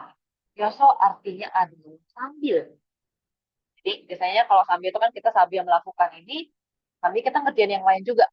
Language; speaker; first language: Indonesian; native; Indonesian